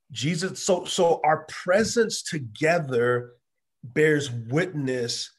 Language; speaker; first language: English; native; English